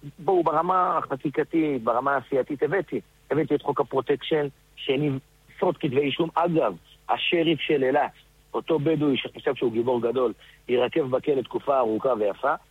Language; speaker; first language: Hebrew; native; Hebrew